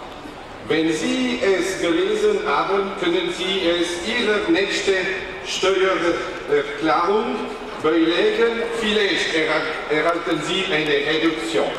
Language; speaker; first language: German; non-native, learner; French